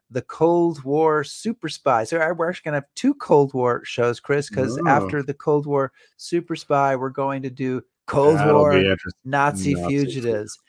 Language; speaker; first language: English; native; English